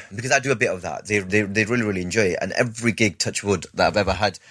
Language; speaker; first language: English; native; English